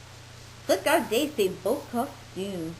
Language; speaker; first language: French; non-native, learner; English